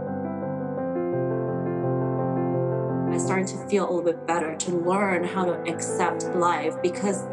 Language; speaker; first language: English; non-native, local second language; Cantonese